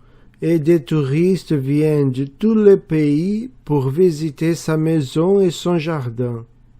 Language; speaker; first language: French; non-native, learner; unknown